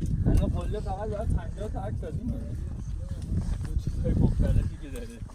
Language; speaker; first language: Persian; native; Persian